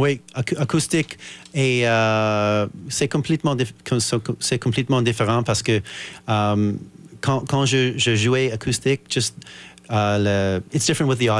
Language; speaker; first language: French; non-native, learner; English